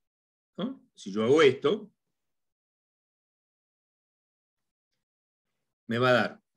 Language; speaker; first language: Spanish; native; Spanish